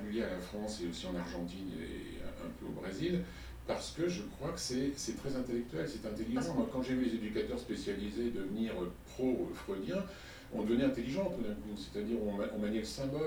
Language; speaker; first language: French; native; French